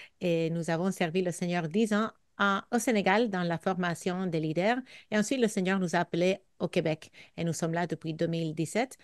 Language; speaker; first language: French; non-native, fluent; English